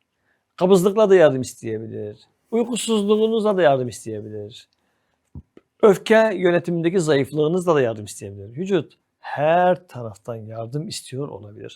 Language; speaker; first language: Turkish; native; Turkish